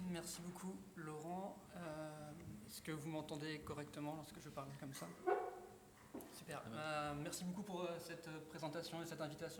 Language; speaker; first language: French; native; French